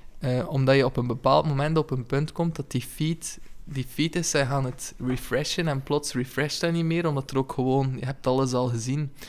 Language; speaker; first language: Dutch; native; Dutch